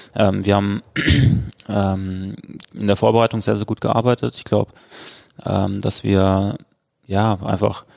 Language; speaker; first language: German; native; German